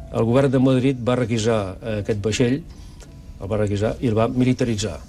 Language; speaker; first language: Catalan; early bilingual, other home language; Basque